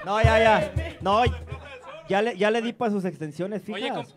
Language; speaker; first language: Spanish; native; Spanish